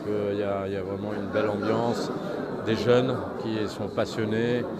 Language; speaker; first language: French; non-native, local second language; Arabic